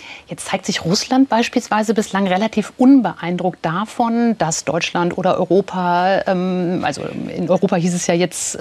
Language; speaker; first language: German; native; German